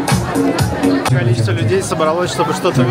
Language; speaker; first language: Russian; native; Russian